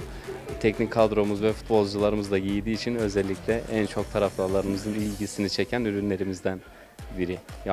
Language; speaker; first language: Turkish; native; Turkish